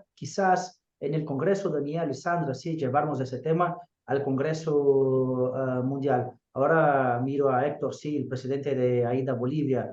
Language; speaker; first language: Spanish; non-native, fluent; Portuguese